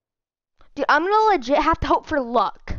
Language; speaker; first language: English; native; English